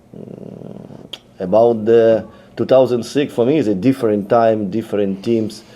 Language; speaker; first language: English; non-native, learner; Ukrainian